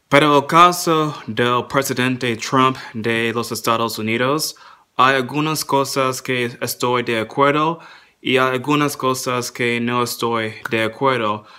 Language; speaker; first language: Spanish; non-native, learner; English